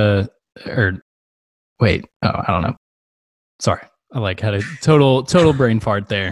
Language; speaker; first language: English; native; English